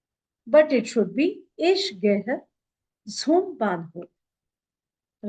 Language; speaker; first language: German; non-native, fluent; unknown